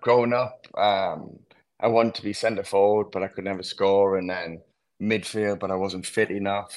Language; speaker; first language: English; native; English